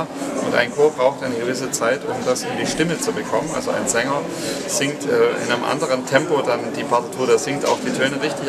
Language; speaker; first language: German; native; German